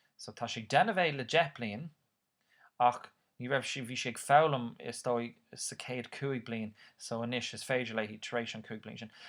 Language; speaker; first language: Irish; non-native, local second language; English